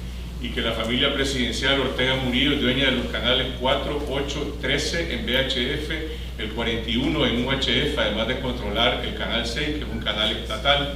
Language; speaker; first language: Spanish; native; Spanish